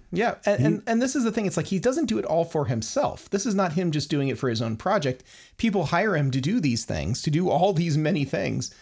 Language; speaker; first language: English; native; English